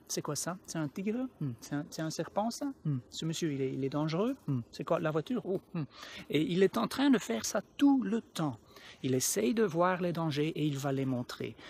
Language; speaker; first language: French; non-native, local second language; Dutch